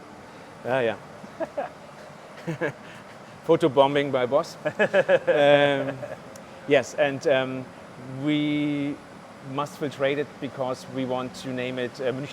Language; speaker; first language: English; non-native, learner; German